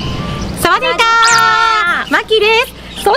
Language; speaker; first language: Japanese; native; Japanese